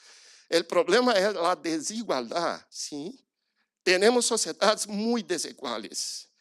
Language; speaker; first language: Spanish; non-native, learner; Portuguese